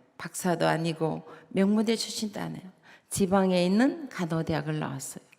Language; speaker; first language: Korean; native; Korean